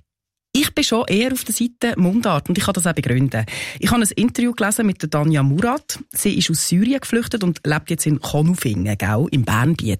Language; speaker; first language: German; native; German